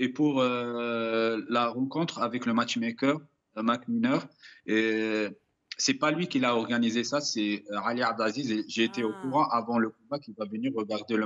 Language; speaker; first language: French; non-native, fluent; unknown